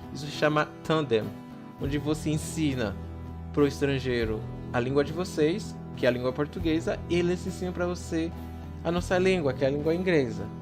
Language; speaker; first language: Portuguese; non-native, fluent; English